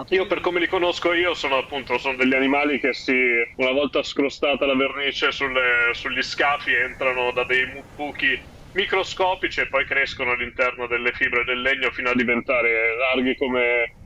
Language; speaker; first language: Italian; native; Italian